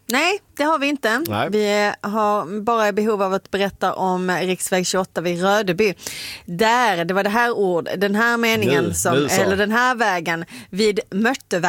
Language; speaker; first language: Swedish; native; Swedish